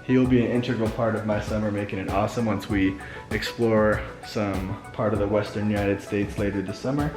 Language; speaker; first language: English; native; English